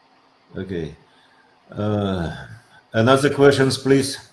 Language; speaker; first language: English; non-native, learner; Russian